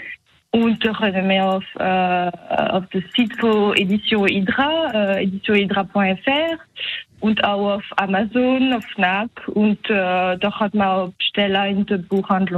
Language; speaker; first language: German; non-native, local second language; French